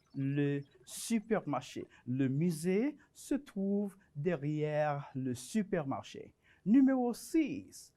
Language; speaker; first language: French; non-native, fluent; Spanish